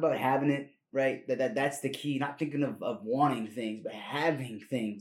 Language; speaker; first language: English; early bilingual, other home language; Spanish